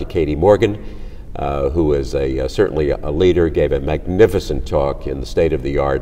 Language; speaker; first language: English; native; English